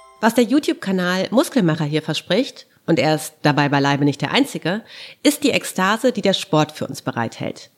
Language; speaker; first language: German; native; German